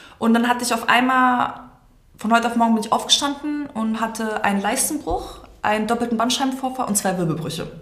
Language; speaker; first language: German; early bilingual, other home language; Serbian